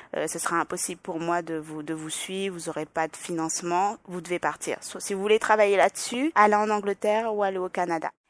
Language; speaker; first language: French; native; French